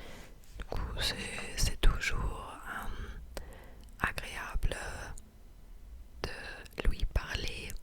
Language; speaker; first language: French; non-native, fluent; English